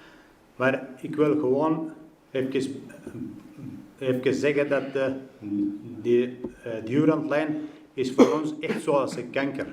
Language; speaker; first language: Dutch; non-native, fluent; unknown